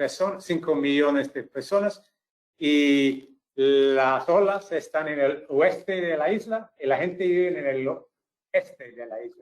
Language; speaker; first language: Spanish; non-native, fluent; English